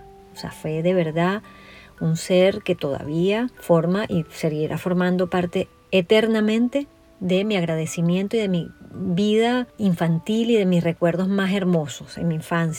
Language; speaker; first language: Spanish; native; Spanish